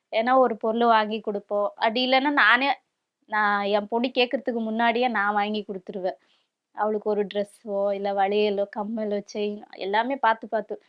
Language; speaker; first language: Tamil; non-native, local second language; Kannada